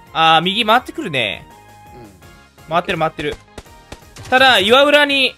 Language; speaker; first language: Japanese; native; Japanese